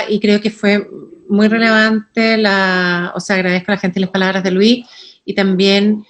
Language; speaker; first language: Spanish; native; Spanish